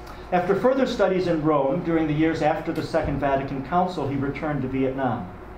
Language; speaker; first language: English; native; English